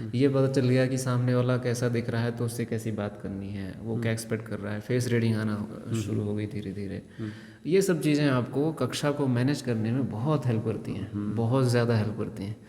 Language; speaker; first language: Hindi; native; Hindi